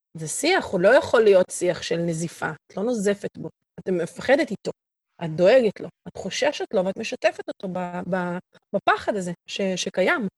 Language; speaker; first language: Hebrew; native; Hebrew